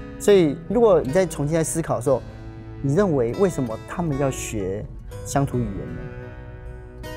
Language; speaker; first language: Chinese; native; Chinese